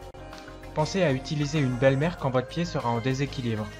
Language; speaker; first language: French; native; French